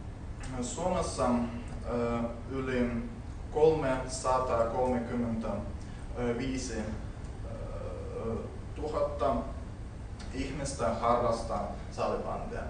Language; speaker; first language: Finnish; non-native, learner; Russian